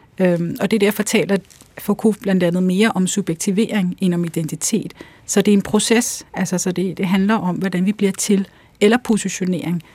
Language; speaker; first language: Danish; early bilingual, other home language; Urdu